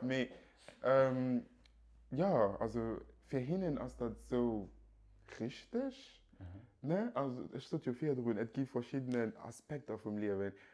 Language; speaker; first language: German; early bilingual, other home language; Yoruba